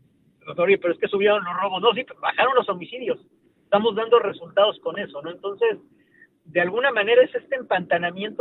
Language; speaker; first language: Spanish; native; Spanish